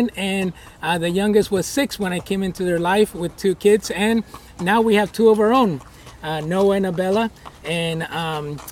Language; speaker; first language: English; early bilingual, other home language; Spanish